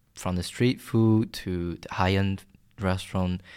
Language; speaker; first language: English; non-native, fluent; Chinese